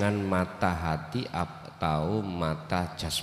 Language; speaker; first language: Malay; non-native, local second language; Javanese